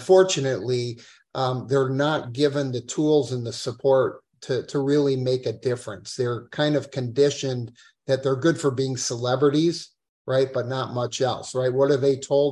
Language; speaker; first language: English; native; English